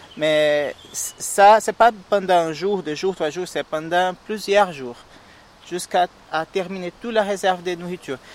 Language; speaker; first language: French; non-native, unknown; Portuguese